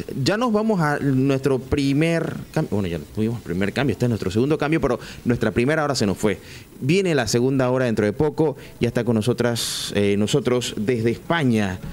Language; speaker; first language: Spanish; native; Spanish